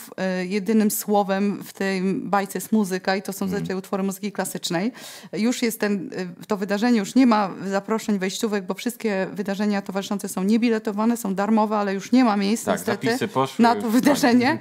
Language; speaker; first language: Polish; native; Polish